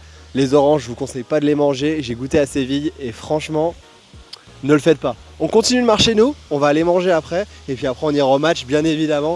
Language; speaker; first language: French; native; French